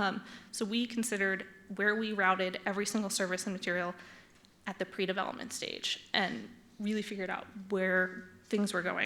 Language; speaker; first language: English; native; English